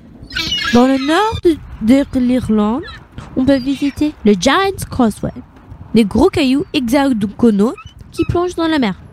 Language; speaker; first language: French; non-native, learner; English